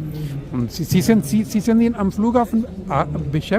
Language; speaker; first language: German; non-native, learner; Urdu